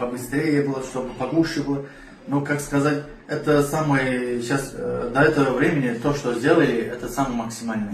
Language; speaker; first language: Russian; non-native, learner; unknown